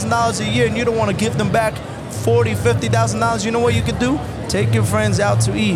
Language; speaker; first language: English; early bilingual, other home language; Spanish